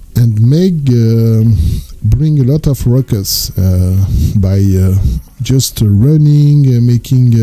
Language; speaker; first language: English; non-native, learner; French